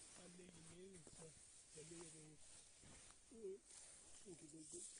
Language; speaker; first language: Danish; non-native, learner; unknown